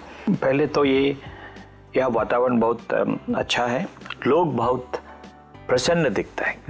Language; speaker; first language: Hindi; non-native, local second language; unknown